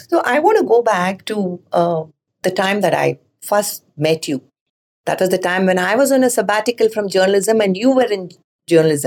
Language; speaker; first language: English; non-native, local second language; Kannada